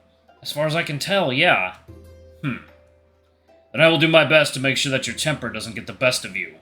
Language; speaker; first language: English; native; English